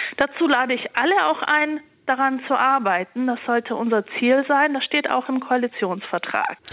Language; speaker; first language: German; early bilingual, other home language; Turkish